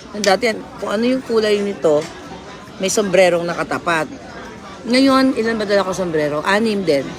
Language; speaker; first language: Filipino; non-native, local second language; Cebuano